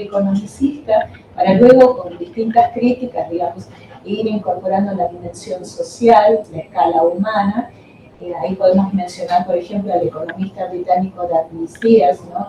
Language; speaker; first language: Spanish; native; Spanish